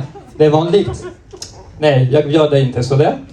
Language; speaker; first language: Swedish; non-native, learner; French